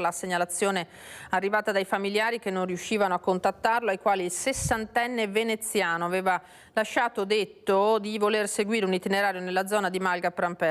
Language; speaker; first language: Italian; native; Italian